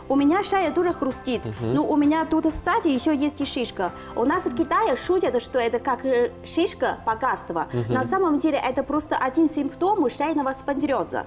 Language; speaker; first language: Russian; non-native, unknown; Chinese